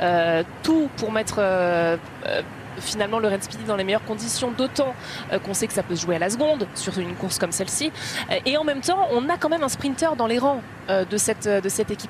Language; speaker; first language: French; native; French